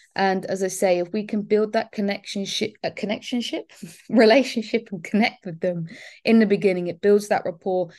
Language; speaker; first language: English; native; English